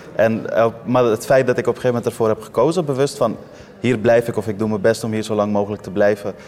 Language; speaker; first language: Dutch; early bilingual, other home language; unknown